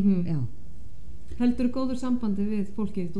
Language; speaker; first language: Icelandic; native; Icelandic